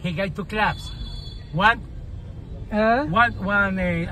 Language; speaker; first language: English; non-native, learner; Spanish